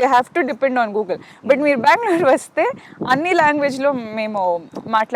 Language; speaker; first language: Telugu; non-native, local second language; Kannada